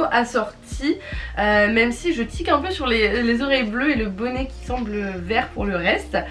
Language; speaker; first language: French; native; French